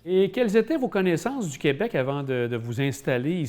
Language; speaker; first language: French; native; French